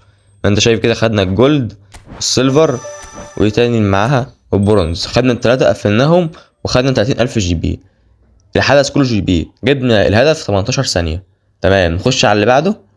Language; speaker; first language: Arabic; native; Arabic